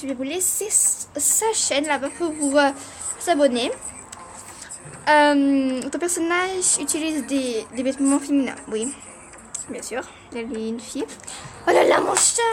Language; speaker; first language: French; early bilingual, other home language; Portuguese